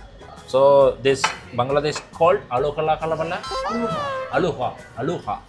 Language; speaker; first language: English; non-native, learner; Tamil